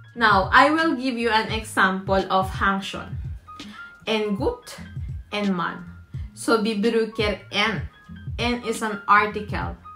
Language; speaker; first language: English; non-native, local second language; Filipino